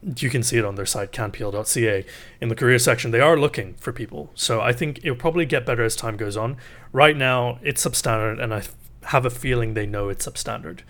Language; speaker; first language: English; native; English